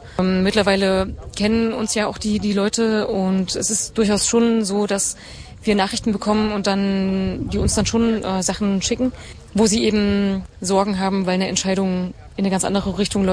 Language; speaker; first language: German; native; German